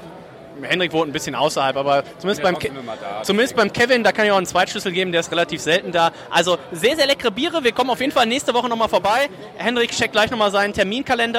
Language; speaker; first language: German; native; German